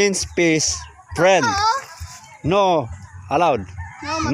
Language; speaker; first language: English; non-native, local second language; Cebuano